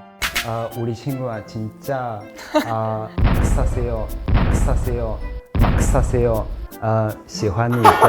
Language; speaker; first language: Korean; non-native, learner; Chinese